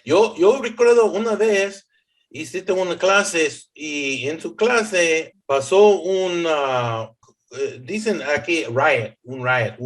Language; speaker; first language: Spanish; early bilingual, heritage; English